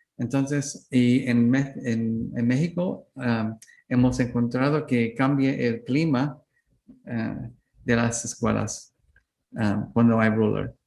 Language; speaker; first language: Spanish; non-native, learner; English